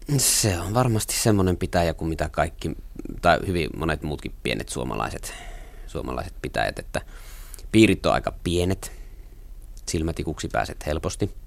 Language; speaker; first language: Finnish; native; Finnish